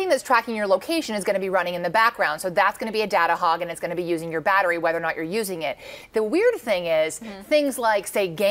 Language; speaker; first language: English; native; English